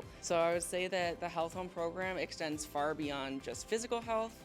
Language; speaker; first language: English; native; English